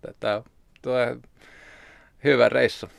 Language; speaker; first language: Finnish; non-native, local second language; Swedish